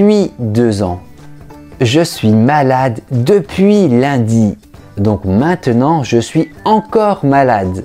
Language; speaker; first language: French; native; French